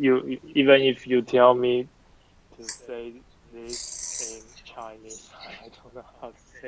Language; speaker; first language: English; non-native, learner; Chinese